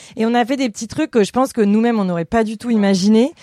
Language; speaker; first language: French; native; French